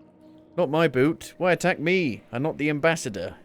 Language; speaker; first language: English; native; English